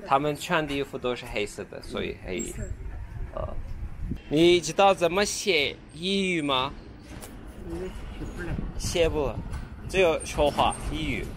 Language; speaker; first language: Chinese; non-native, learner; Turkish